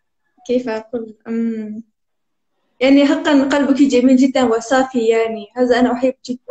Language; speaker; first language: Arabic; non-native, learner; Turkish